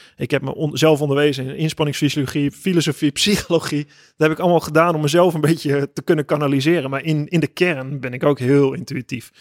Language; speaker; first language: Dutch; native; Dutch